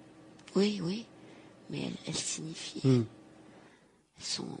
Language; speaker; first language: French; native; French